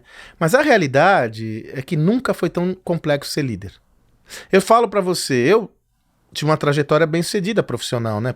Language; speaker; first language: Portuguese; native; Portuguese